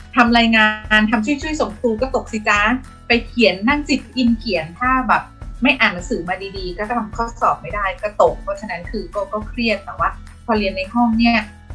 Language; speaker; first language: Thai; native; Thai